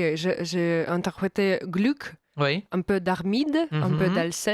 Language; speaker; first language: French; non-native, fluent; Russian